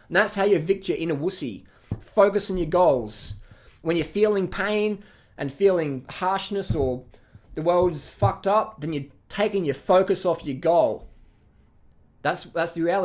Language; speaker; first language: English; native; English